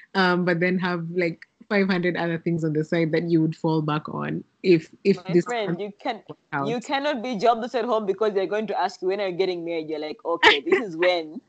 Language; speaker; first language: English; non-native, local second language; Swahili